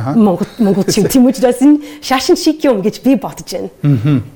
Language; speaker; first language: Mongolian; non-native, fluent; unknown